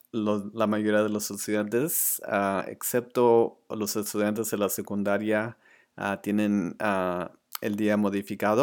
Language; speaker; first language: Spanish; early bilingual, other home language; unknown